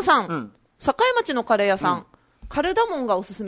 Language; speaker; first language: Japanese; native; Japanese